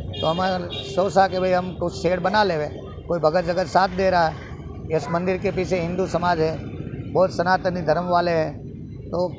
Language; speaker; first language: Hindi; non-native, local second language; Gujarati